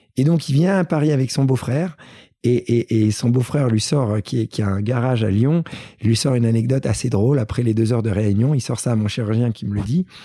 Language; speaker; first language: French; early bilingual, other home language; Greek